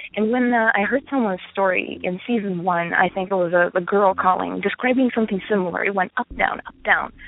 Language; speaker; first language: English; non-native, fluent; Ukrainian